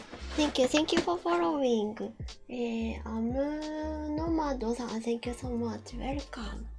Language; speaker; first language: English; non-native, learner; Japanese